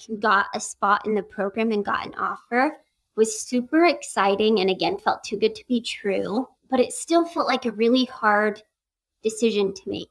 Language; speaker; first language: English; native; English